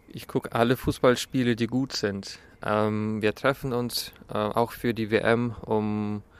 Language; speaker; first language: German; early bilingual, other home language; Russian